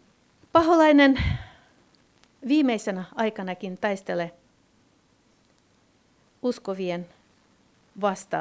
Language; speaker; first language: Finnish; non-native, fluent; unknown